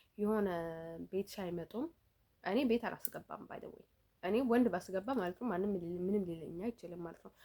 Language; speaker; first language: Amharic; native; Amharic